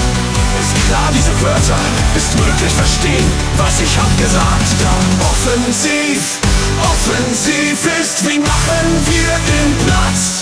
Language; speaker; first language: German; non-native, learner; Italian